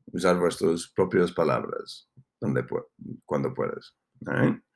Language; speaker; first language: Spanish; non-native, fluent; English